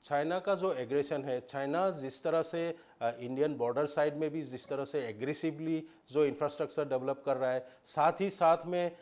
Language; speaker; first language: Hindi; non-native, local second language; Assamese